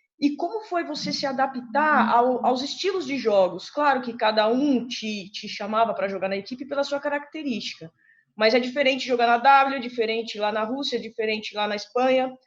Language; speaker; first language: Portuguese; native; Portuguese